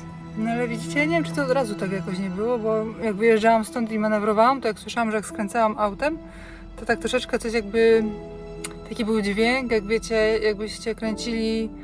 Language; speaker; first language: Polish; native; Polish